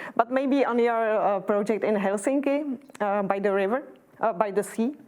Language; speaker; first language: English; non-native, fluent; Czech